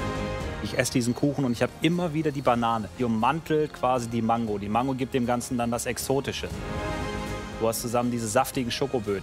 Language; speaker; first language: German; native; German